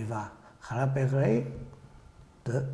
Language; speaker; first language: French; non-native, learner; Chinese